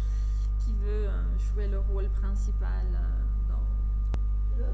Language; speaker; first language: French; non-native, fluent; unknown